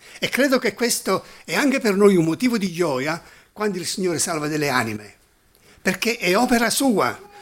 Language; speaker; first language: Italian; non-native, fluent; German